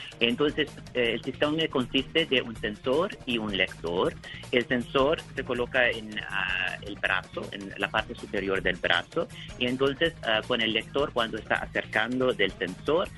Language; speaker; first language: Spanish; non-native, learner; English